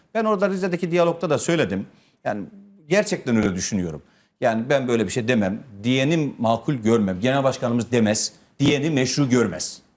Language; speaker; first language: Turkish; native; Turkish